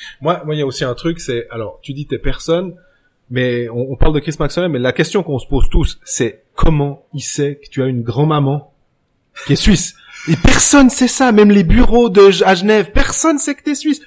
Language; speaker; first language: French; native; French